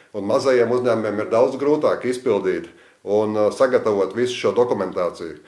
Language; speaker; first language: Latvian; native; Latvian